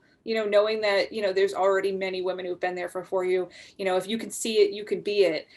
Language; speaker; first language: English; native; English